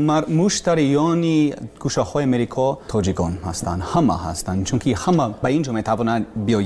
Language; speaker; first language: Persian; non-native, learner; English